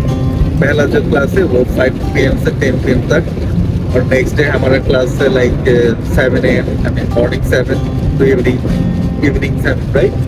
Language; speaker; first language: Hindi; non-native, learner; Bangla